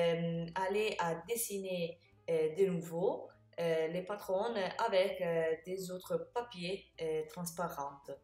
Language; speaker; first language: French; non-native, fluent; Italian